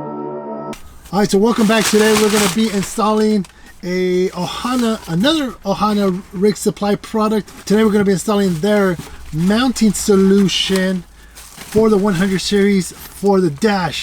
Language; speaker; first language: English; native; English